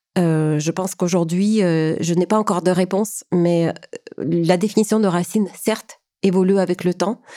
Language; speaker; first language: French; non-native, fluent; Ukrainian